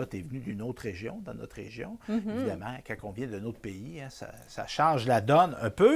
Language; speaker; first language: French; native; French